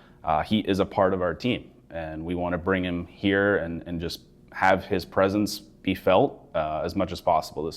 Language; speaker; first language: English; native; English